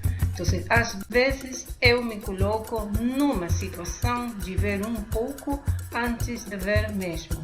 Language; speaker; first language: Portuguese; non-native, fluent; Spanish